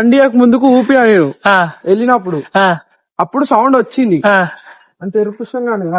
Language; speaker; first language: Telugu; native; Telugu